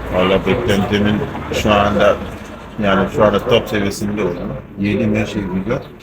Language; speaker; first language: Turkish; non-native, fluent; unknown